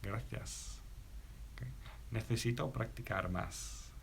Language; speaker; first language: Spanish; non-native, fluent; English